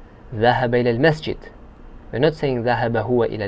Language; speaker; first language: Arabic; non-native, fluent; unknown